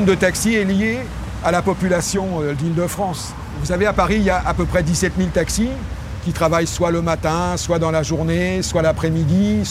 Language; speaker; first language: French; native; French